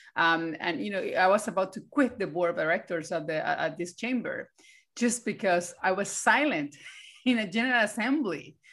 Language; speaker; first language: English; non-native, fluent; Spanish